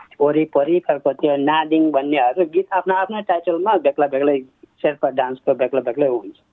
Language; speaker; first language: Nepali; non-native, local second language; Sherpa